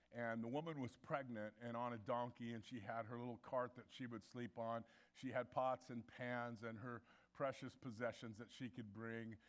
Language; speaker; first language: English; native; English